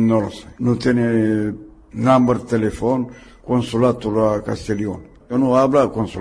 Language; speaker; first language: Spanish; non-native, learner; Romanian